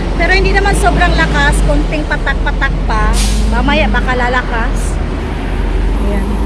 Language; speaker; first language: Filipino; non-native, local second language; Cebuano